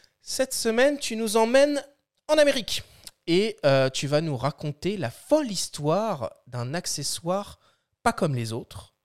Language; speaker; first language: French; native; French